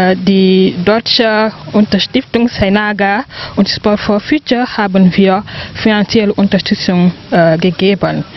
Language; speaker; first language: German; non-native, fluent; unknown